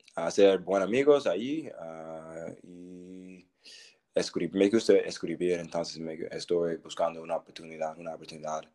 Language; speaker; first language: Spanish; non-native, learner; English